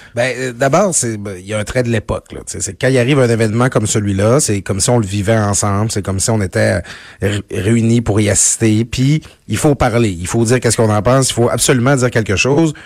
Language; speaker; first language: French; native; French